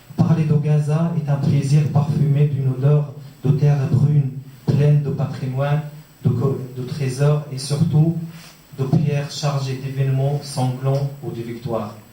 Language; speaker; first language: French; non-native, fluent; Arabic